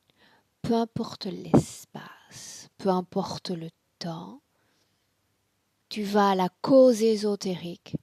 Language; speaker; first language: French; native; French